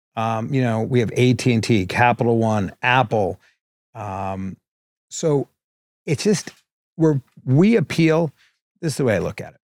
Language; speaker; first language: English; native; English